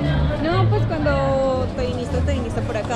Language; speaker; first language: Spanish; native; Spanish